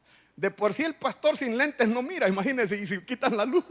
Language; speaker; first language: Spanish; native; Spanish